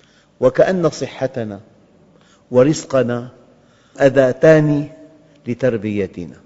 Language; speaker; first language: Arabic; native; Arabic